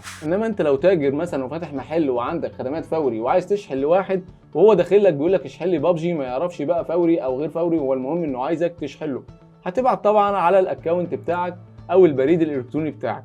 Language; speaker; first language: Arabic; native; Arabic